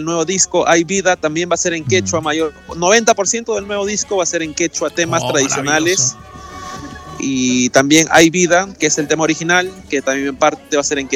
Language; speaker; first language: Spanish; native; Spanish